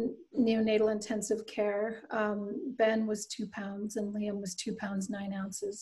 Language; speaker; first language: English; native; English